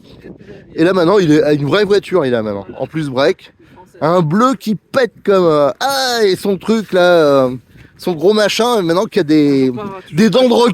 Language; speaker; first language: French; native; French